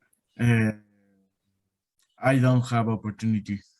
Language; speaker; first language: English; non-native, learner; Spanish